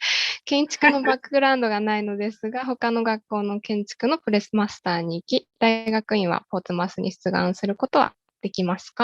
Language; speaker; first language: Japanese; native; Japanese